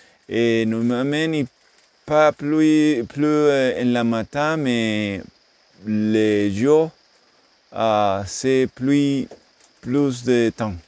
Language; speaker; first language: French; non-native, learner; English